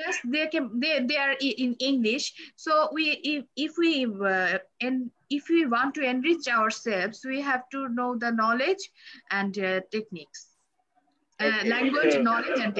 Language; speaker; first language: English; non-native, learner; Bangla